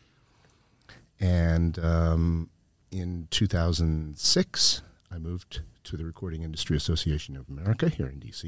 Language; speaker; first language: English; native; English